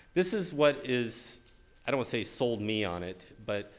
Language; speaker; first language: English; native; English